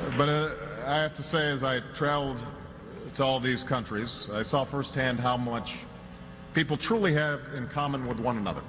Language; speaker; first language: English; native; English